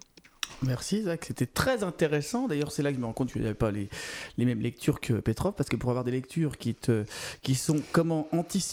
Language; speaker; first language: French; native; French